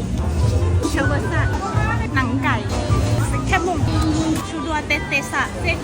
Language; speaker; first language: French; non-native, learner; Thai